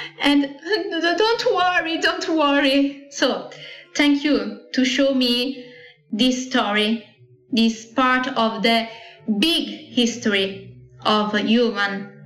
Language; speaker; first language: English; non-native, learner; Italian